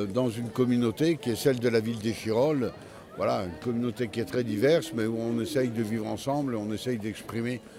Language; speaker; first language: French; native; French